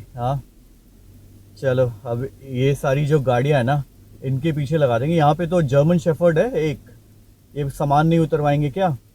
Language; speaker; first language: Hindi; native; Hindi